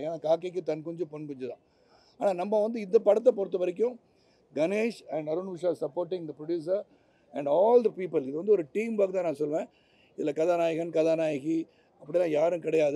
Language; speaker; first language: Tamil; native; Tamil